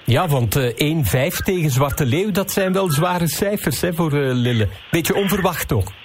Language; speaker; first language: Dutch; native; Dutch